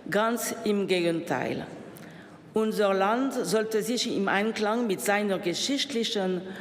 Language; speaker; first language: German; non-native, local second language; French